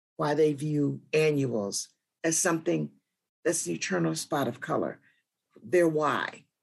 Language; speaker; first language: English; native; English